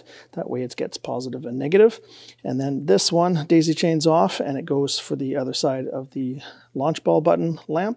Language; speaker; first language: English; native; English